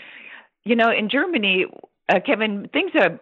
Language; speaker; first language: English; non-native, fluent; German